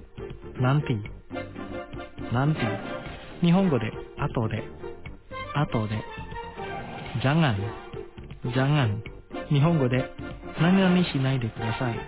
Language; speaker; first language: Japanese; non-native, fluent; Indonesian